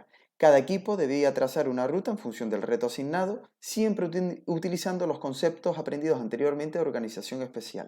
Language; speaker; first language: Spanish; native; Spanish